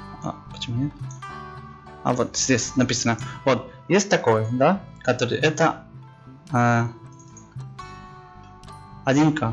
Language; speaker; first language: Russian; non-native, learner; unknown